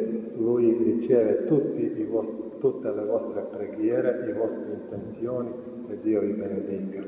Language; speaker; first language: Italian; non-native, fluent; Croatian